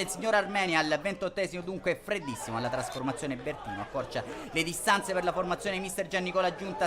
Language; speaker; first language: Italian; native; Italian